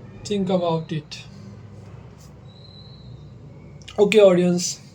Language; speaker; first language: English; non-native, local second language; Nepali